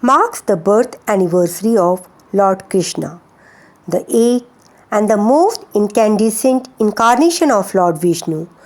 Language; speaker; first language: English; non-native, local second language; Hindi